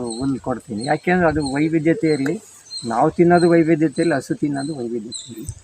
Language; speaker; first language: Kannada; native; Kannada